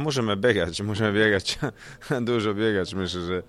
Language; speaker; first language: Polish; non-native, learner; Croatian